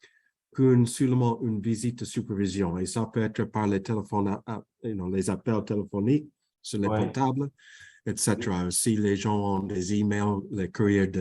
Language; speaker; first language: French; non-native, fluent; English